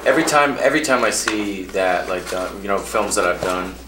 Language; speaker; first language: English; native; English